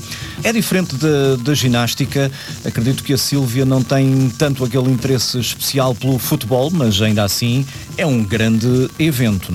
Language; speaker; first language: Portuguese; native; Portuguese